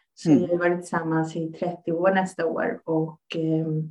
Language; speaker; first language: Swedish; native; Swedish